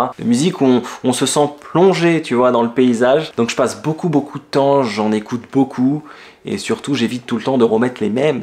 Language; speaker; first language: French; native; French